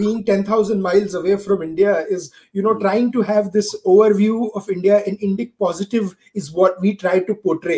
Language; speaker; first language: English; non-native, local second language; Gujarati